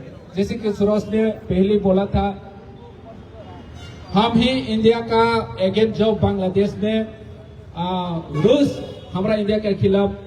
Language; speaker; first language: Hindi; non-native, local second language; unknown